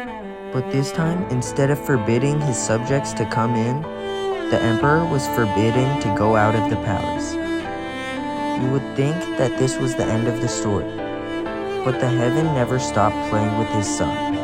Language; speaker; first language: English; non-native, fluent; Chinese